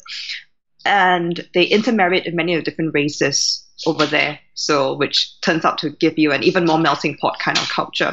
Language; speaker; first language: English; native; English